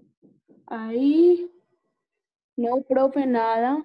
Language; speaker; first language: Spanish; native; Spanish